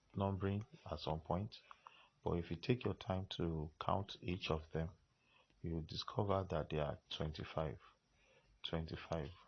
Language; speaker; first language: English; non-native, local second language; Yoruba